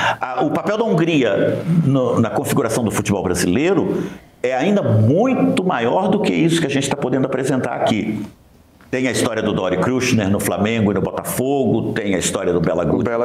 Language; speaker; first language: Portuguese; native; Portuguese